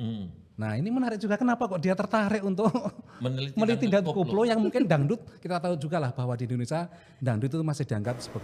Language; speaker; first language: Indonesian; native; Indonesian